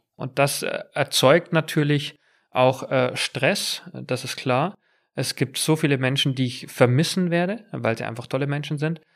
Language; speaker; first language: German; native; German